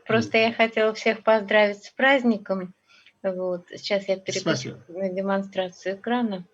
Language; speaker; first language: Russian; native; Russian